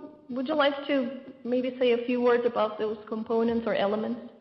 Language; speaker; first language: English; non-native, fluent; Turkish